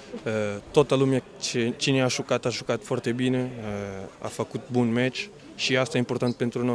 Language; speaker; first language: Romanian; non-native, learner; Portuguese